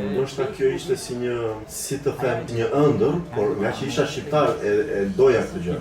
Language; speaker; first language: Albanian; early bilingual, heritage; Albanian